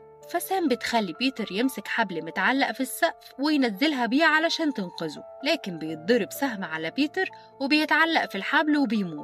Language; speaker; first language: Arabic; native; Arabic